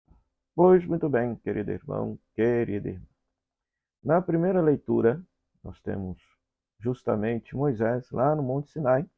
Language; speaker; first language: Portuguese; native; Portuguese